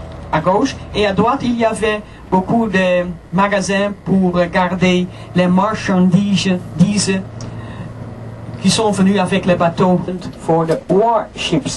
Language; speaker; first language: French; non-native, fluent; Dutch